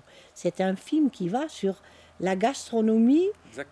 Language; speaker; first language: French; non-native, fluent; Dutch